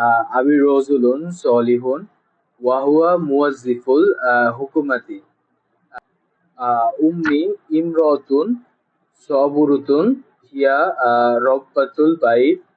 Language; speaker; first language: Arabic; non-native, learner; Bangla